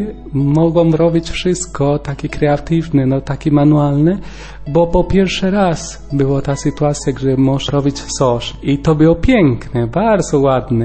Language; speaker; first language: Polish; non-native, learner; Spanish